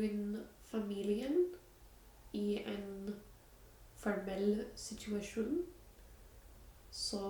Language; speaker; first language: Norwegian; non-native, learner; English